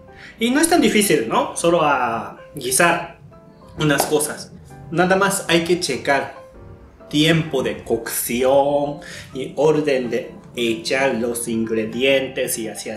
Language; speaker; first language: Spanish; non-native, fluent; Japanese